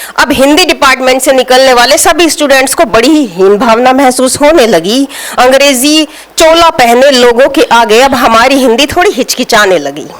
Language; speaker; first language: Hindi; native; Hindi